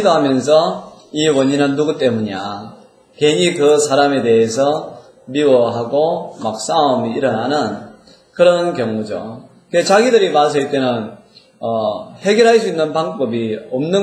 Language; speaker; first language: Korean; native; Korean